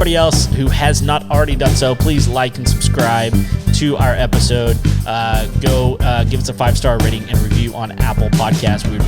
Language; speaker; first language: English; native; English